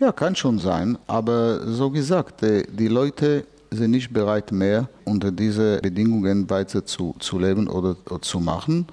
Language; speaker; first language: German; non-native, fluent; Hebrew